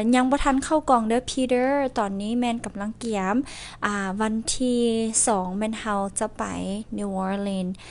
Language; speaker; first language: Lao; non-native, local second language; Hmong